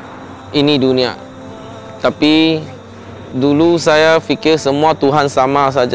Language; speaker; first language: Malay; non-native, local second language; Min Nan Chinese